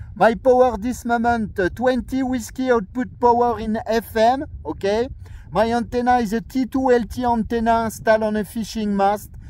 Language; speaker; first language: English; non-native, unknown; French